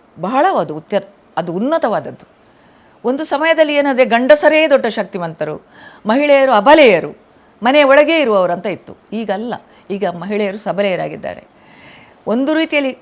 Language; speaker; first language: Kannada; non-native, local second language; Tulu